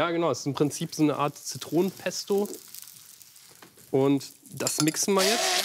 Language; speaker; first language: German; native; German